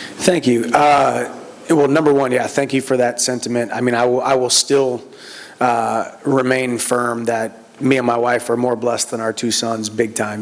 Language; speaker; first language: English; native; English